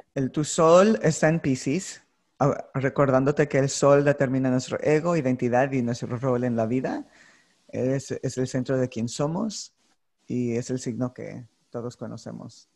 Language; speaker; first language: Spanish; early bilingual, heritage; Spanish